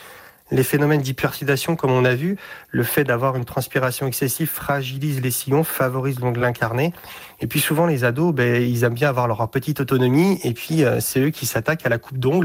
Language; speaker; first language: French; native; French